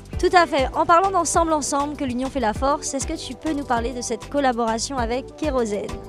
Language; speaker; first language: French; native; French